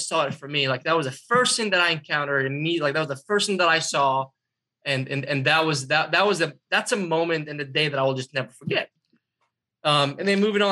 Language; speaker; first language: English; non-native, fluent; Arabic